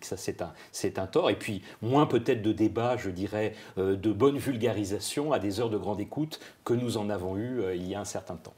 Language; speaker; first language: French; native; French